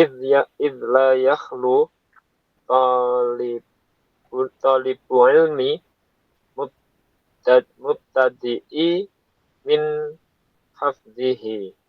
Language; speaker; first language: Arabic; non-native, learner; Indonesian